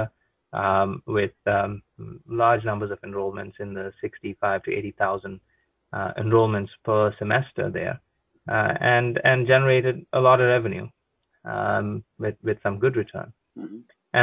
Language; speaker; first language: English; non-native, local second language; Konkani